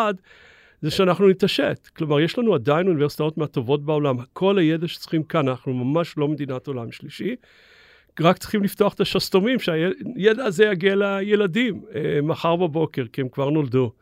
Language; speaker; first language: Hebrew; native; Hebrew